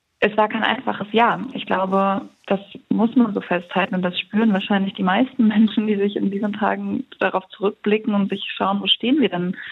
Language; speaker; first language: German; native; German